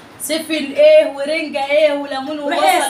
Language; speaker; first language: Arabic; native; Arabic